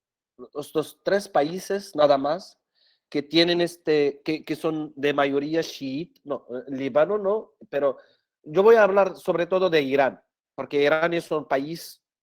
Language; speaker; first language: Spanish; non-native, fluent; Arabic